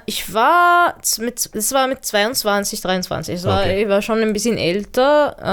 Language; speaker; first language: German; early bilingual, other home language; Arabic